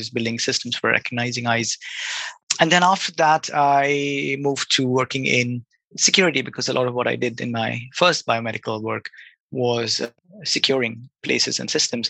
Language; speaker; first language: English; non-native, local second language; Bangla